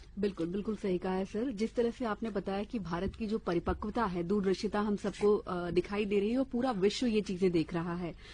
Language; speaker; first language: Hindi; native; Hindi